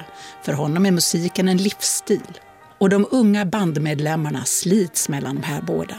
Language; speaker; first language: Swedish; native; Swedish